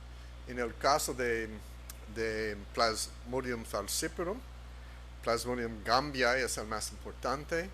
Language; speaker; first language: Spanish; non-native, fluent; English